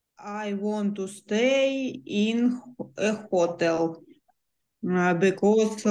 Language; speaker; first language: English; non-native, learner; Russian